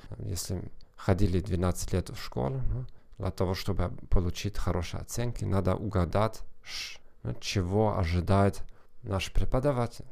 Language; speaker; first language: Russian; non-native, fluent; German